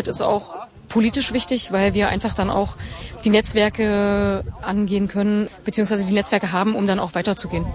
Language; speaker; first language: German; native; German